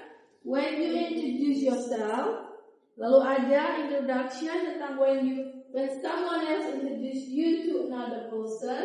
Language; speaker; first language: English; non-native, fluent; Indonesian